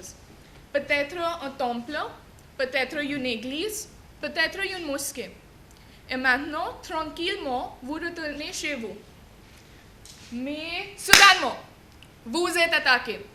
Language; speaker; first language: French; non-native, fluent; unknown